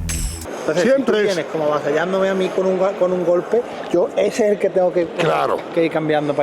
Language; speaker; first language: Spanish; native; Spanish